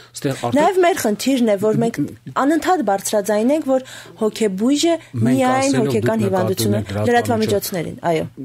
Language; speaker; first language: Armenian; native; Armenian